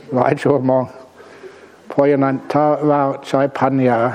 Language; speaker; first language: Thai; non-native, fluent; English